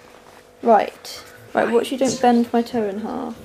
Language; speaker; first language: English; native; English